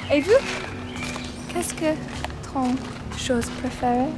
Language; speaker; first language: French; non-native, learner; English